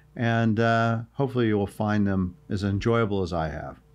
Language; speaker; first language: English; native; English